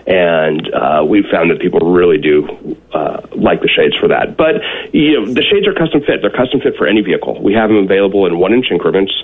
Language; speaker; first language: English; native; English